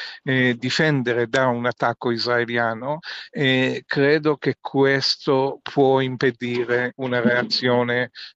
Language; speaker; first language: Italian; non-native, fluent; Hebrew